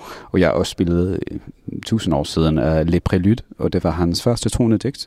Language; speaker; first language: Danish; non-native, fluent; English